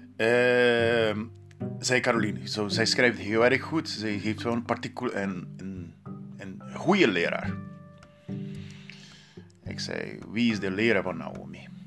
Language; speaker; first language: Dutch; non-native, learner; Portuguese